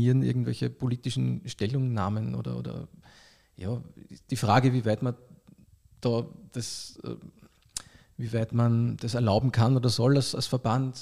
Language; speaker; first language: German; native; German